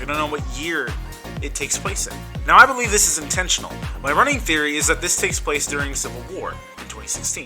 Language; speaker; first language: English; native; English